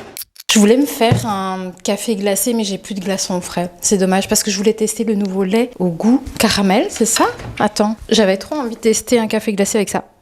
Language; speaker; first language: French; native; French